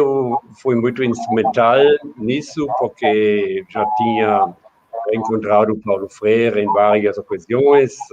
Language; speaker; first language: Portuguese; non-native, fluent; German